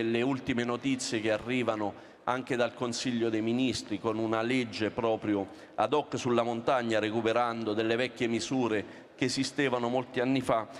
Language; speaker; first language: Italian; native; Italian